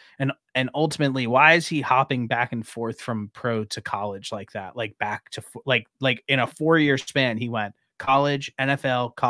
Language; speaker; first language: English; native; English